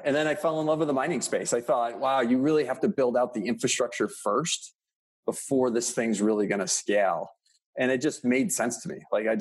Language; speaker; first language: English; native; English